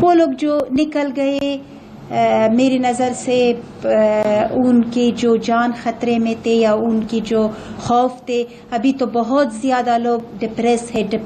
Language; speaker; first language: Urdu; non-native, fluent; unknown